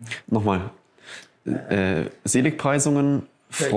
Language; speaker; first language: German; native; German